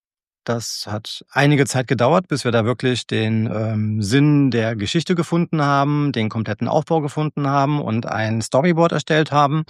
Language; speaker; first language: German; native; German